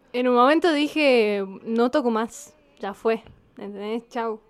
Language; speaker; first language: Spanish; native; Spanish